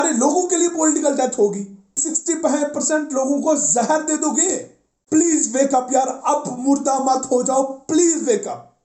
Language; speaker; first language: Hindi; non-native, local second language; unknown